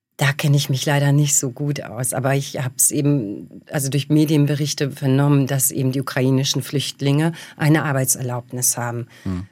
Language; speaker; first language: German; early bilingual, other home language; Bosnian